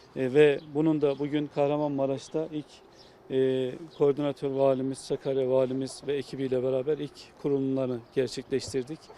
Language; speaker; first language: Turkish; native; Turkish